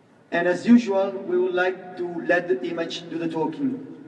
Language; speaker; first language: English; non-native, fluent; Italian